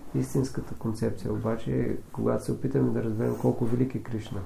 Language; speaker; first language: Bulgarian; native; Bulgarian